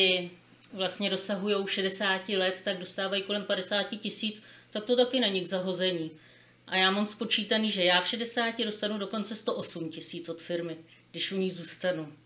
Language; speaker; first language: Czech; native; Czech